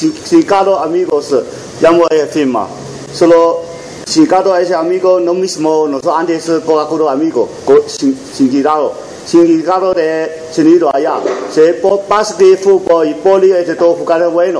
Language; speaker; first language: Spanish; non-native, learner; Chinese